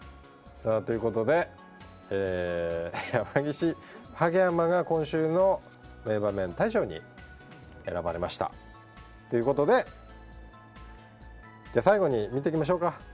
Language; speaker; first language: Japanese; native; Japanese